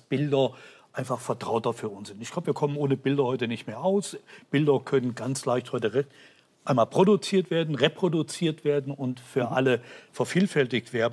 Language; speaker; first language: German; native; German